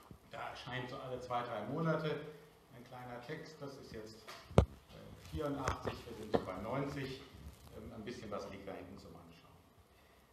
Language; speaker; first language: German; native; German